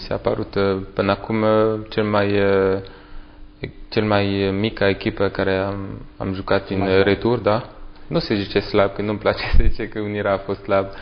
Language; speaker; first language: Romanian; non-native, learner; French